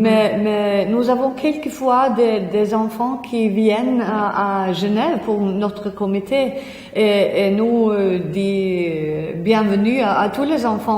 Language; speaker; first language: French; non-native, fluent; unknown